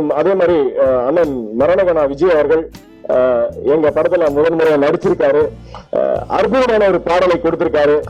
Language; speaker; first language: Tamil; native; Tamil